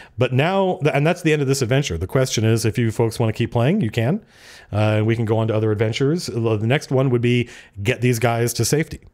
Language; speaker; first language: English; native; English